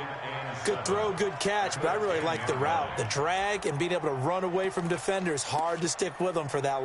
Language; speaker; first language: English; native; English